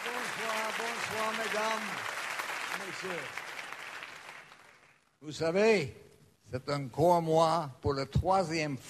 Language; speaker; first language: French; non-native, fluent; English